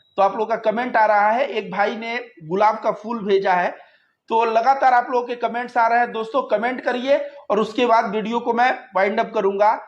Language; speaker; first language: Hindi; native; Hindi